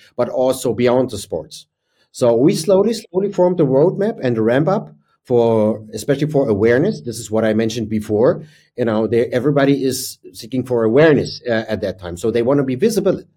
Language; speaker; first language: English; non-native, fluent; German